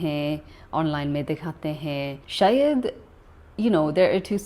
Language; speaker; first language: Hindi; non-native, learner; English